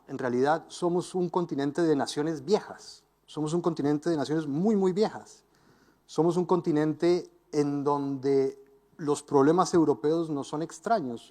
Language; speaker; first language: Spanish; native; Spanish